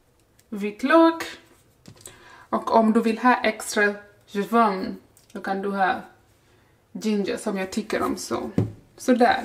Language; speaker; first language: Swedish; non-native, learner; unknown